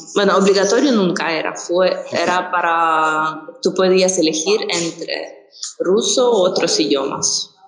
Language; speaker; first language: Spanish; non-native, fluent; Ukrainian